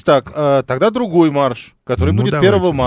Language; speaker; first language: Russian; native; Russian